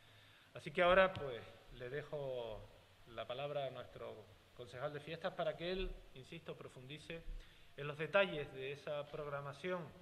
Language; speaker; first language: Spanish; native; Spanish